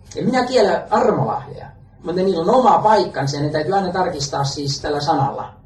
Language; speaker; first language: Finnish; native; Finnish